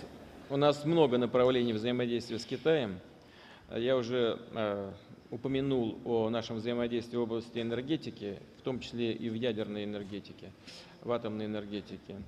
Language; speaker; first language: Russian; native; Russian